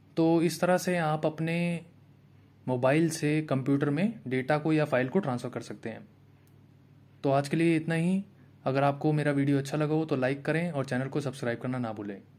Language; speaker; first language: Hindi; native; Hindi